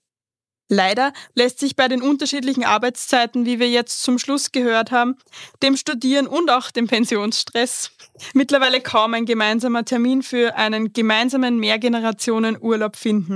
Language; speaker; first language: German; native; German